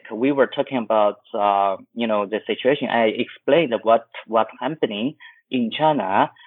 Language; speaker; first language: English; non-native, fluent; Chinese